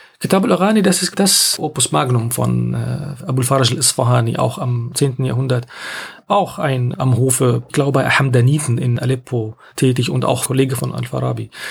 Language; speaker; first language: German; non-native, fluent; Arabic